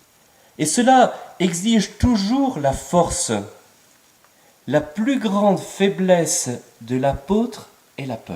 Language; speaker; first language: French; native; French